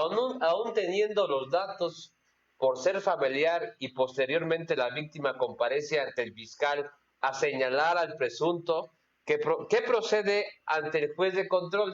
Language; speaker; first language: Spanish; native; Spanish